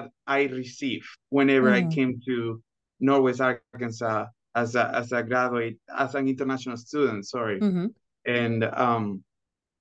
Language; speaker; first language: English; non-native, fluent; Spanish